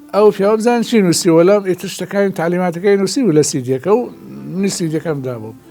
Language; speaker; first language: Central Kurdish; non-native, local second language; Gurani